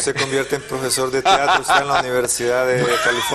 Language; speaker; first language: Spanish; native; Spanish